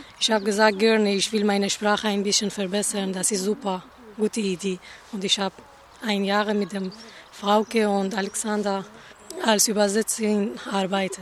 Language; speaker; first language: German; non-native, learner; Persian